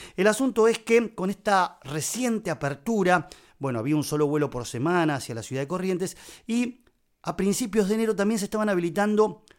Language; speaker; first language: Spanish; native; Spanish